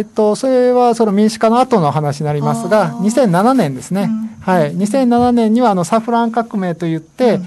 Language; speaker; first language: Japanese; native; Japanese